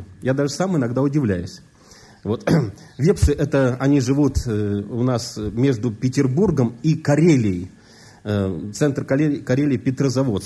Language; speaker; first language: Russian; native; Russian